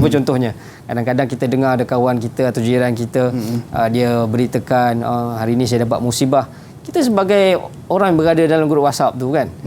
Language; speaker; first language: Malay; native; Malay